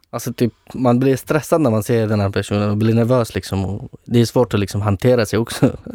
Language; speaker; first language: Swedish; non-native, fluent; Arabic